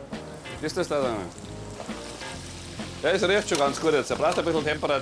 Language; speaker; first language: German; native; German